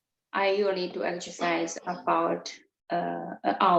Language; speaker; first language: English; non-native, learner; Chinese